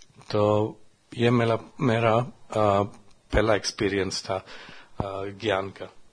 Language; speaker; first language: Hindi; non-native, learner; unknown